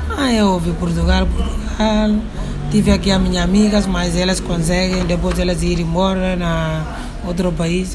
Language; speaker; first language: Portuguese; non-native, learner; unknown